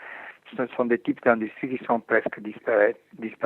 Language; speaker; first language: French; non-native, fluent; Italian